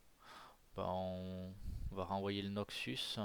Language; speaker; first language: French; native; French